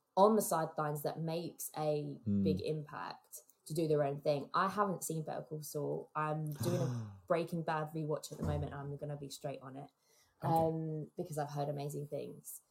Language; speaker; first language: English; native; English